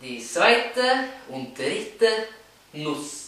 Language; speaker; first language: German; non-native, learner; Norwegian